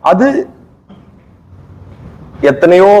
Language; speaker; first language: Tamil; native; Tamil